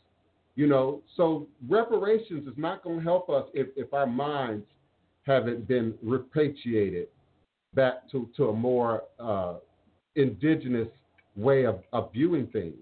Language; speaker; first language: English; native; English